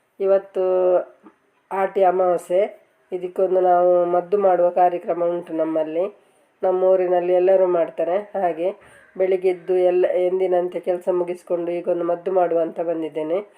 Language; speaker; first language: Kannada; non-native, local second language; Tulu